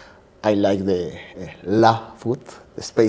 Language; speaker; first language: English; non-native, learner; Spanish